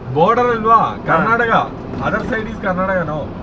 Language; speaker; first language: Kannada; non-native, fluent; Malayalam